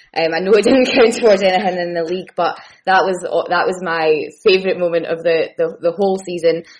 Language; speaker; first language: English; native; English